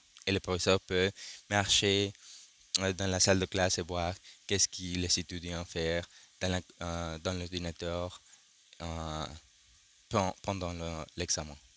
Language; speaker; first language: French; non-native, learner; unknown